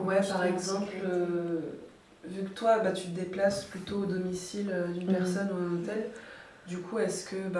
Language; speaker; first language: French; native; French